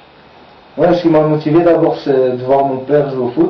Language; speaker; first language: French; native; French